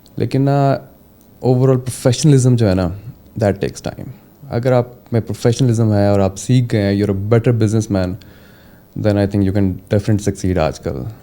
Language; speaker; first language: Urdu; native; Urdu